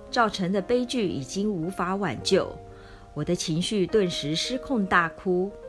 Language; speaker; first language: Chinese; native; Chinese